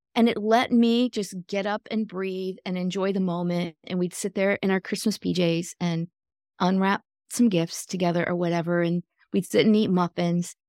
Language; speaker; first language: English; native; English